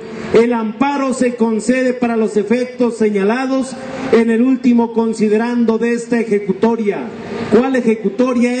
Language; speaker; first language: Spanish; native; Spanish